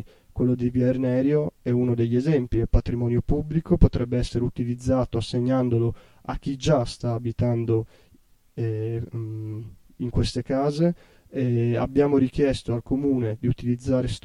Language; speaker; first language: Italian; native; Italian